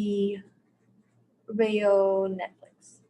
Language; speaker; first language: Spanish; non-native, fluent; English